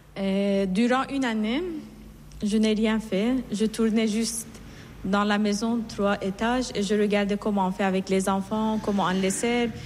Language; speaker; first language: French; non-native, fluent; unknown